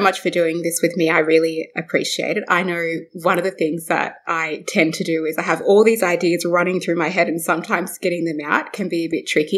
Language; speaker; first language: English; native; English